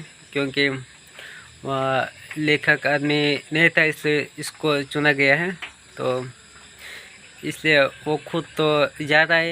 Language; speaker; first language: Hindi; non-native, local second language; Santali